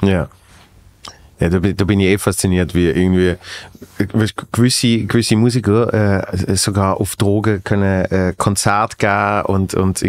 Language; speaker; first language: German; native; German